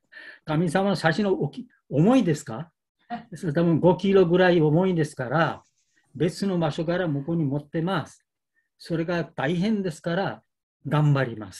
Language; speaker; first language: Japanese; non-native, learner; Bangla